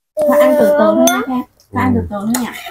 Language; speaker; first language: Vietnamese; native; Vietnamese